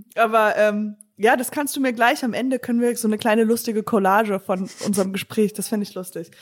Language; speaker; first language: German; non-native, fluent; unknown